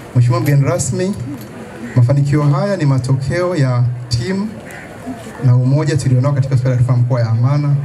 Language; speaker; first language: Swahili; native; Swahili